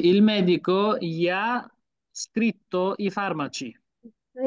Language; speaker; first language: Italian; non-native, fluent; Bangla